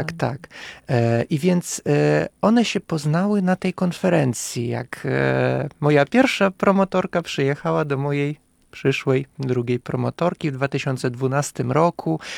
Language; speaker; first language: Polish; non-native, fluent; Russian